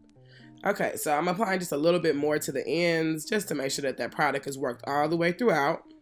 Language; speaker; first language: English; native; English